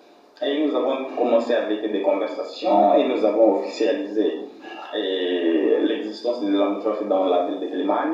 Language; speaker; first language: French; non-native, fluent; Portuguese